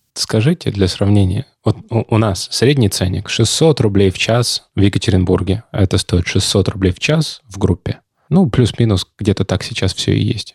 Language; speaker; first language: Russian; native; Russian